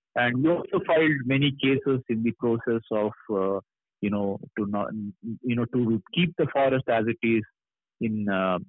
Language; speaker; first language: English; non-native, local second language; Kannada